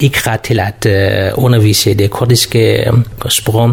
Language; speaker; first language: Danish; non-native, fluent; Kurdish